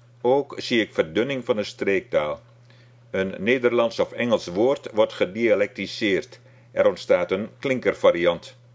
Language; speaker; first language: Dutch; non-native, local second language; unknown